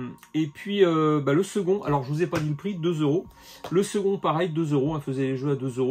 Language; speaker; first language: French; native; French